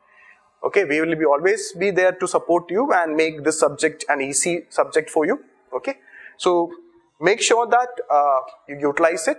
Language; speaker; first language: English; non-native, local second language; Malayalam